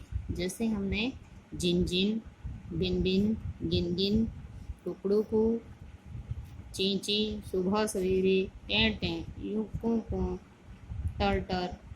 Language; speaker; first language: Hindi; native; Hindi